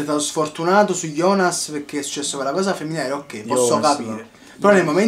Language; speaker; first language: Italian; native; Italian